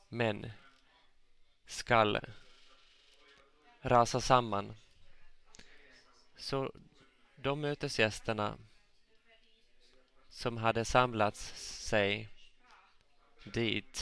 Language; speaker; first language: Swedish; non-native, local second language; Finnish